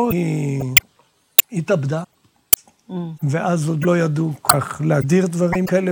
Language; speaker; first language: Hebrew; native; Hebrew